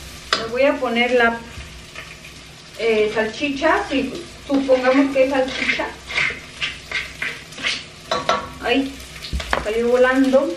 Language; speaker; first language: Spanish; native; Spanish